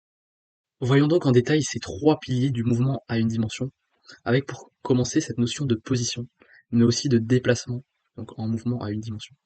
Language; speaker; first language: French; native; French